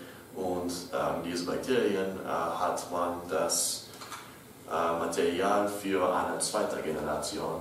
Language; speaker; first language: German; non-native, learner; English